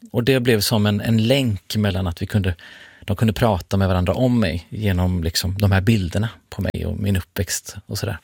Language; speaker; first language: Swedish; native; Swedish